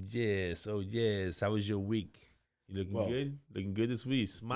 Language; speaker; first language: English; native; English